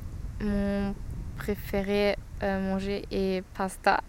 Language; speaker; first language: French; non-native, learner; German